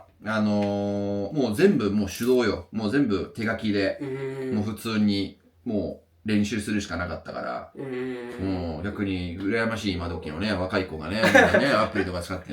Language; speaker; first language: Japanese; non-native, fluent; English